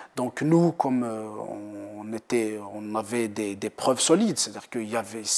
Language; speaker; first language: French; non-native, local second language; Kabyle